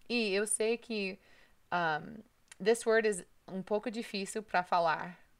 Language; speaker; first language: Portuguese; non-native, learner; English